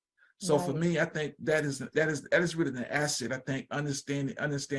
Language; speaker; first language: English; native; English